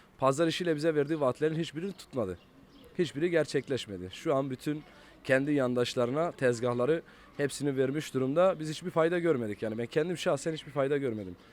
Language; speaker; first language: Turkish; native; Turkish